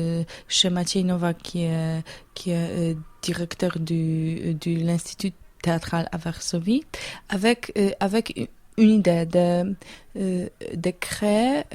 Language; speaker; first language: French; non-native, learner; Polish